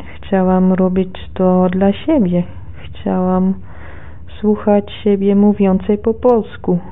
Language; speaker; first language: Polish; non-native, learner; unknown